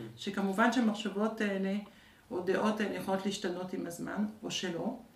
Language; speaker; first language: Hebrew; early bilingual, other home language; French